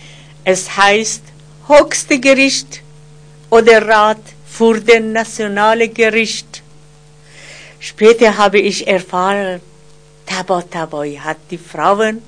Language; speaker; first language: German; non-native, fluent; Persian